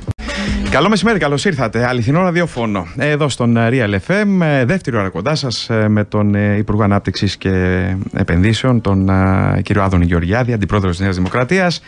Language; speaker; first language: Greek; native; Greek